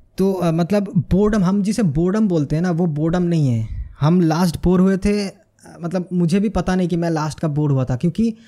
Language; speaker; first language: Hindi; non-native, local second language; Bangla